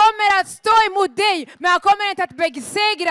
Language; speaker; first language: Swedish; non-native, fluent; Rundi